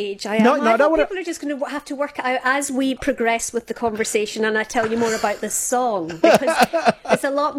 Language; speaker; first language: English; native; English